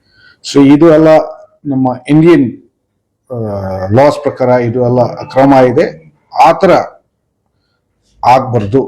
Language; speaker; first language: Kannada; non-native, fluent; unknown